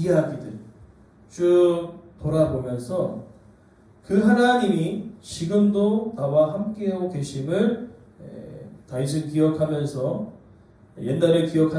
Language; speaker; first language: Korean; native; Korean